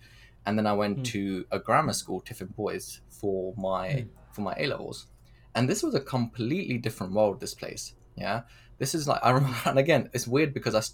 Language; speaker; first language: English; early bilingual, other home language; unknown